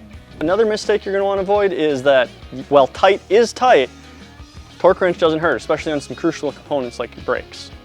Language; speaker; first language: English; native; English